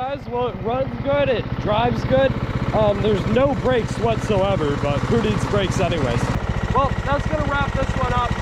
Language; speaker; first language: English; native; English